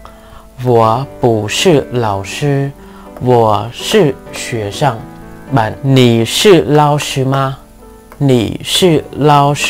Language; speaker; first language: Chinese; non-native, fluent; Khmer